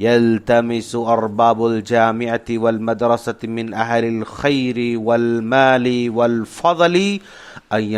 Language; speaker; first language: Arabic; non-native, fluent; Urdu